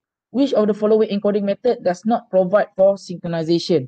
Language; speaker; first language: English; non-native, local second language; Malay